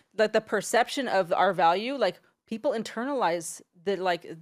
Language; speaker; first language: English; native; English